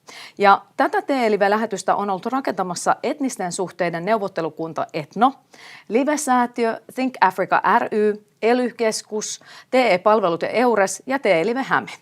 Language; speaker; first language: Finnish; native; Finnish